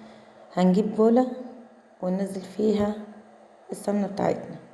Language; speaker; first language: Arabic; native; Arabic